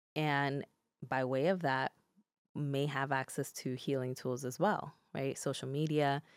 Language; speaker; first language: English; early bilingual, other home language; Spanish